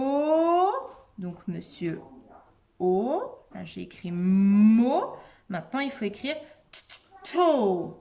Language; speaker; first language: French; native; French